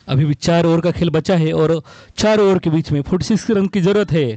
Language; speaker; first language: Hindi; non-native, local second language; Marathi